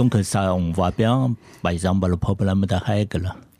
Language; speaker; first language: French; non-native, learner; Chinese